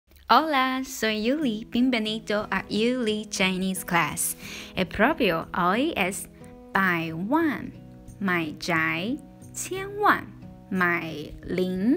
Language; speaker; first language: Spanish; non-native, learner; Chinese